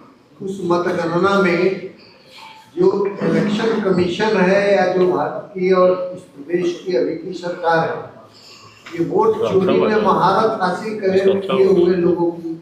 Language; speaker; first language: Hindi; native; Hindi